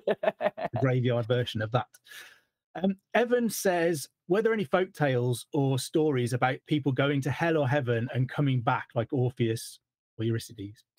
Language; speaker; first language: English; native; English